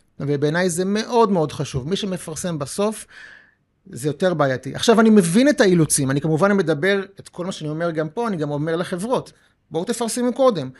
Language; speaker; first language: Hebrew; native; Hebrew